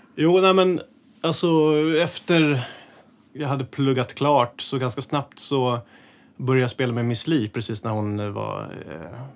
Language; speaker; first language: Swedish; native; Swedish